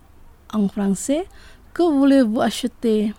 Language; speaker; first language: French; non-native, fluent; Indonesian